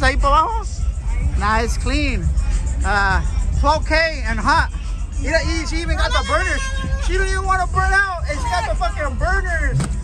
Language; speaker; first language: English; early bilingual, other home language; Spanish